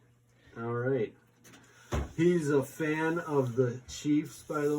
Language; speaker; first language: English; native; English